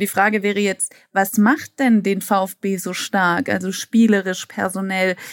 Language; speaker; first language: German; native; German